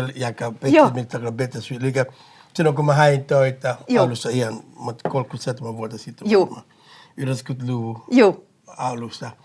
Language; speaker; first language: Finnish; non-native, fluent; English